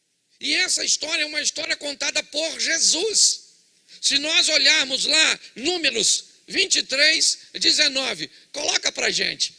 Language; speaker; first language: Portuguese; native; Portuguese